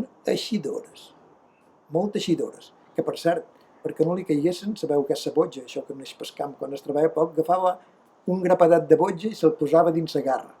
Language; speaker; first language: Catalan; native; Catalan